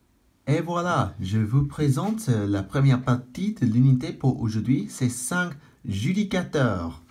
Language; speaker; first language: French; non-native, fluent; English